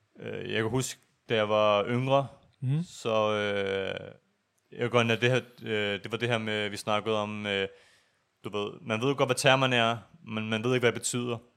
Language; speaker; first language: Danish; early bilingual, other home language; Urdu